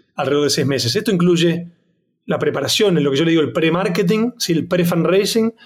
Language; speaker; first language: Spanish; native; Spanish